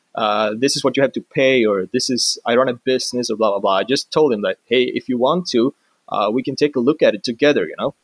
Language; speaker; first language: English; non-native, fluent; Swedish